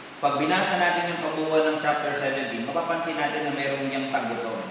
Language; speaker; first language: Filipino; non-native, local second language; Iloko